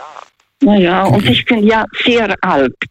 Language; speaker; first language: German; non-native, fluent; Russian